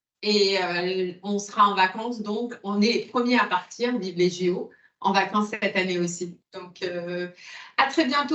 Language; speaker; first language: French; native; French